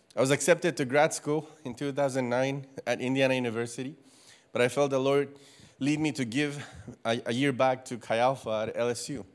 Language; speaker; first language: English; non-native, fluent; Spanish